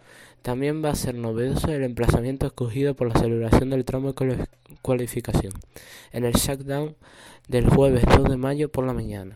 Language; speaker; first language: Spanish; native; Spanish